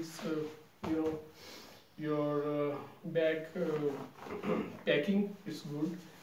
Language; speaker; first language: English; non-native, local second language; Urdu